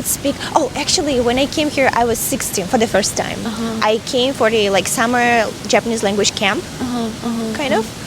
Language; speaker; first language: English; non-native, fluent; Russian